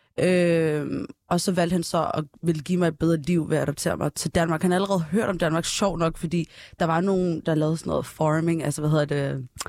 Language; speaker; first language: Danish; early bilingual, other home language; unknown